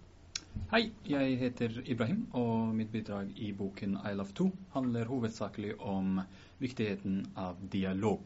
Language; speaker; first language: Norwegian; early bilingual, other home language; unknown